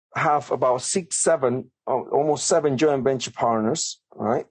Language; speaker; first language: English; non-native, fluent; Spanish